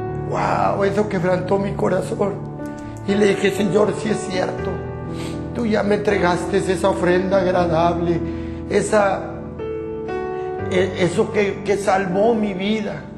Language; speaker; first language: Spanish; native; Spanish